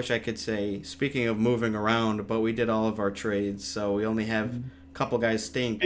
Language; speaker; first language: English; native; English